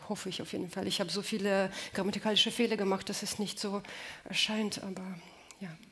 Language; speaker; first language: German; non-native, fluent; Russian